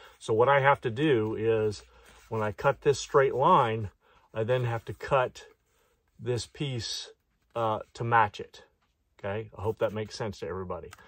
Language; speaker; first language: English; native; English